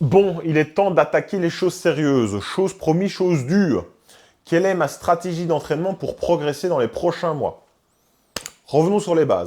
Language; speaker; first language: French; native; French